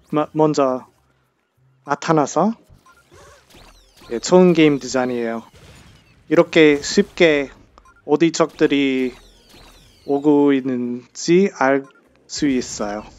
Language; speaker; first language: Korean; non-native, fluent; English